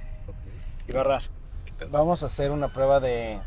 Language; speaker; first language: Spanish; native; Spanish